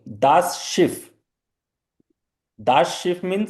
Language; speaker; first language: German; non-native, fluent; Hindi